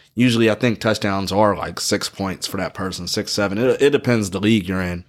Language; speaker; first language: English; native; English